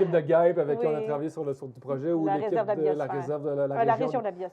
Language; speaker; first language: French; native; French